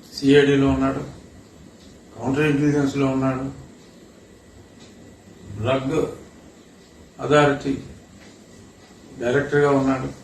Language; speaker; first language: Telugu; native; Telugu